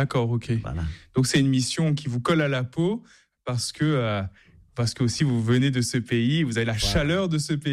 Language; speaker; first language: French; native; French